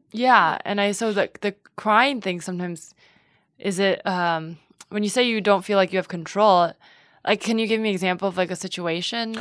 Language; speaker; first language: English; native; English